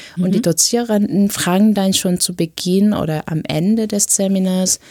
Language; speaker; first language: German; non-native, fluent; Korean